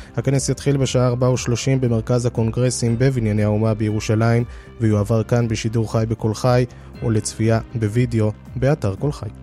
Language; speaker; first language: Hebrew; native; Hebrew